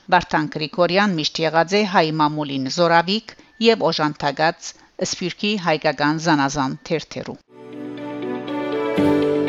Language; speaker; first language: Armenian; native; Armenian